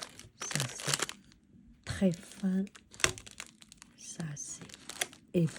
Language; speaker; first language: French; non-native, learner; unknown